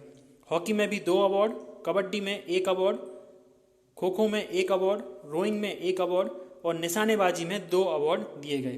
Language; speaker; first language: Hindi; native; Hindi